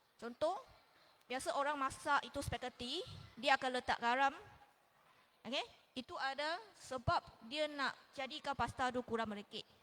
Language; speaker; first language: Malay; non-native, local second language; Chinese